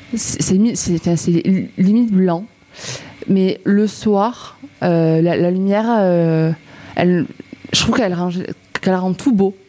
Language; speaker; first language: French; native; French